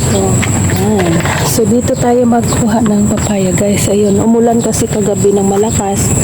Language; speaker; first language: Filipino; non-native, local second language; Hiligaynon